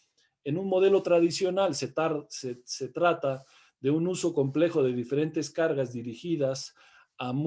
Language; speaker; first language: Spanish; native; Spanish